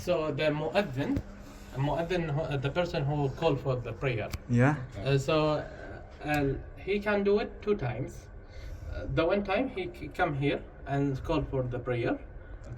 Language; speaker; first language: English; non-native, learner; Arabic